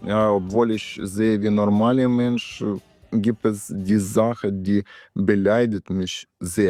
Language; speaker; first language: German; non-native, learner; Russian